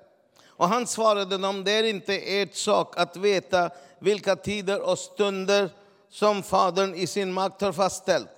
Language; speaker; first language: Swedish; non-native, fluent; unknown